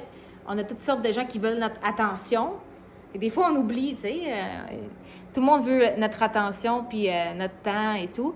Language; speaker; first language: French; native; French